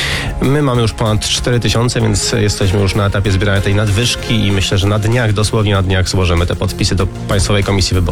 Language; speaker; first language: Polish; native; Polish